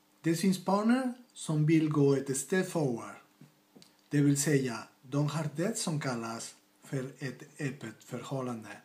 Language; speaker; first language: Swedish; non-native, fluent; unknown